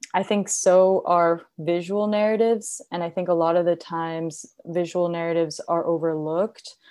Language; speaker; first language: English; non-native, local second language; Hindi